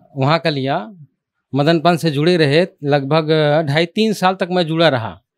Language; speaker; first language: Hindi; native; Hindi